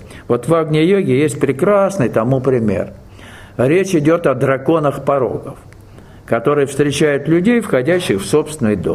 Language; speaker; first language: Russian; native; Russian